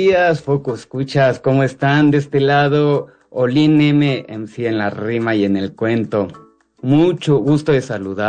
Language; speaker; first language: Spanish; native; Spanish